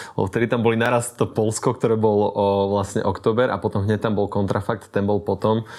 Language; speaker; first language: Slovak; native; Slovak